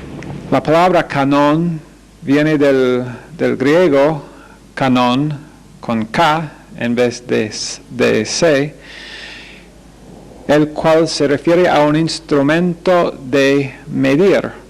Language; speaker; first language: Spanish; non-native, fluent; English